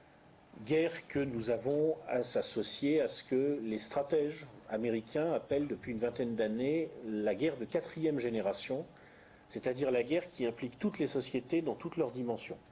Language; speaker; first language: French; native; French